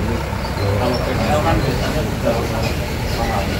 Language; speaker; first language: Indonesian; non-native, local second language; Javanese